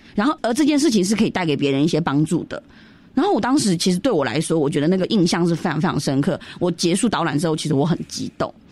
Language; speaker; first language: Chinese; early bilingual, heritage; Chinese